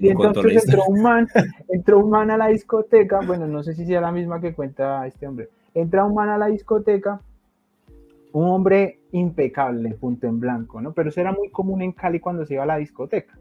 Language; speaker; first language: Spanish; native; Spanish